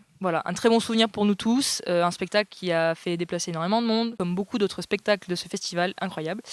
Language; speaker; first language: French; native; French